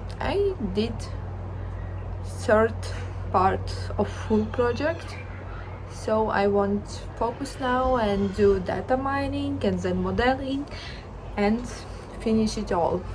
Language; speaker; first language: English; non-native, learner; Ukrainian